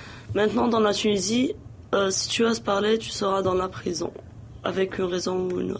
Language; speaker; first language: French; non-native, local second language; Arabic